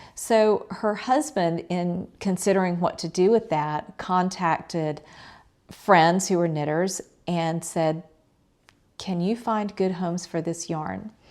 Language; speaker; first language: English; native; English